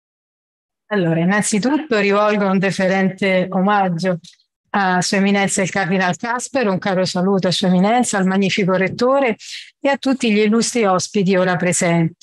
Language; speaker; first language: Italian; native; Italian